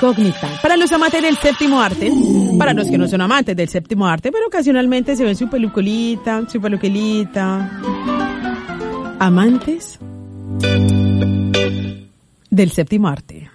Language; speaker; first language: Spanish; native; Spanish